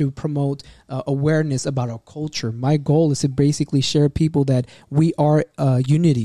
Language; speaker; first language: English; native; English